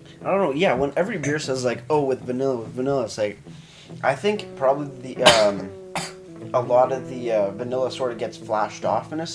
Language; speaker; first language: English; native; English